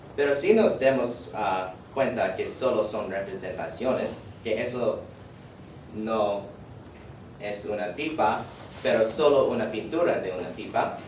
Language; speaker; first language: Spanish; non-native, learner; English